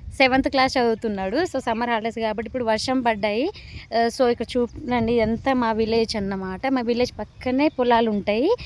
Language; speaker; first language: Telugu; non-native, local second language; Lambadi